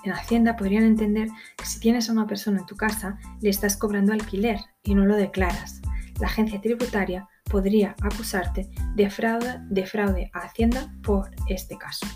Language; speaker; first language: Spanish; native; Spanish